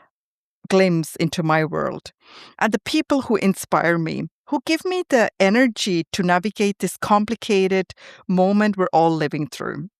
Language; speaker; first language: English; non-native, fluent; Tamil